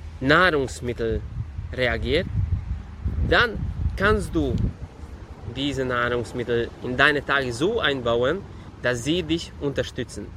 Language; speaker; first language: German; non-native, fluent; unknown